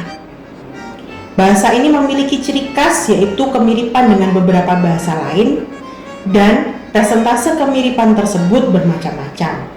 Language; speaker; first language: Indonesian; native; Indonesian